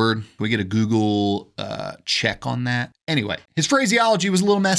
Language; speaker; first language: English; native; English